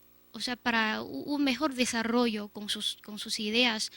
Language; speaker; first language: Spanish; non-native, fluent; Chinese